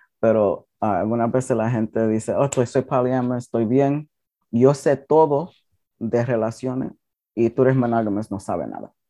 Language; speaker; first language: Spanish; early bilingual, heritage; English